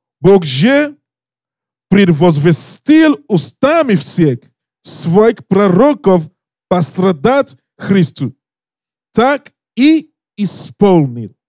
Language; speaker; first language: Russian; non-native, learner; English